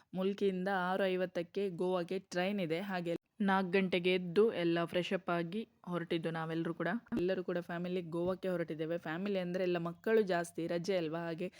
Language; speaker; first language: Kannada; native; Kannada